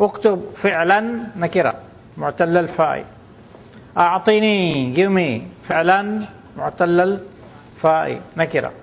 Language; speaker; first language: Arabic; non-native, fluent; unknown